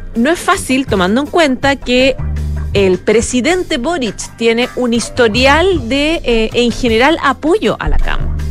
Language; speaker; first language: Spanish; native; Spanish